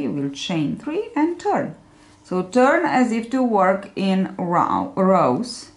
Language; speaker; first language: English; non-native, fluent; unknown